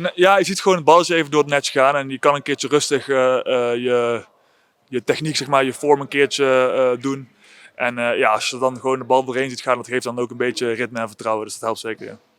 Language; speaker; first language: Dutch; native; Dutch